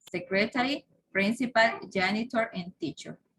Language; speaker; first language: English; non-native, fluent; Spanish